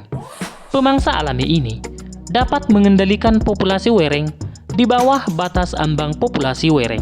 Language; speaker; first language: Indonesian; native; Indonesian